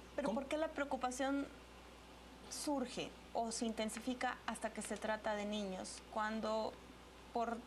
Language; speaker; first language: Spanish; native; Spanish